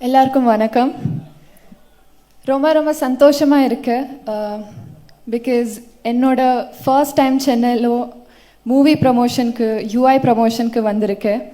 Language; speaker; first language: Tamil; non-native, learner; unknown